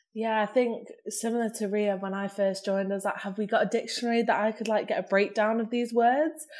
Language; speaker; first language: English; native; English